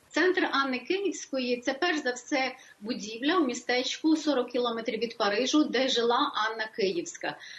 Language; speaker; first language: Ukrainian; native; Ukrainian